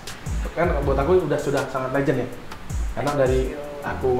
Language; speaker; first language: Indonesian; native; Indonesian